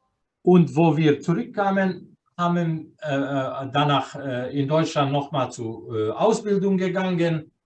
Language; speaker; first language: German; non-native, fluent; Croatian